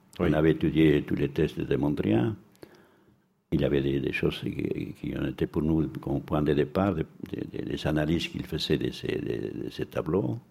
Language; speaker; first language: French; non-native, fluent; Spanish